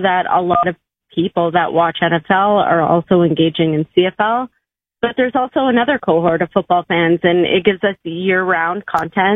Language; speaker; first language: English; native; English